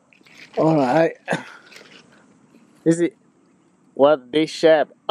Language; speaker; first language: English; non-native, fluent; Vietnamese